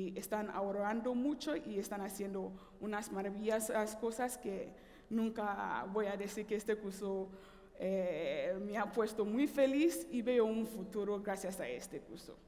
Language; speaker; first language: Spanish; non-native, fluent; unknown